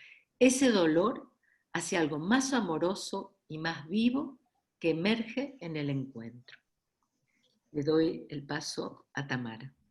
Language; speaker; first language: Spanish; native; Spanish